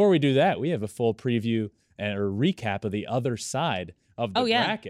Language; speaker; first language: English; native; English